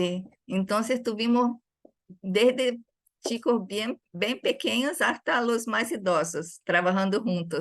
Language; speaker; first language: Spanish; non-native, fluent; Portuguese